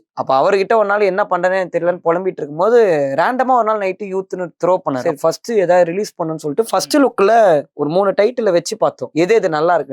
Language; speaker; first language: Tamil; native; Tamil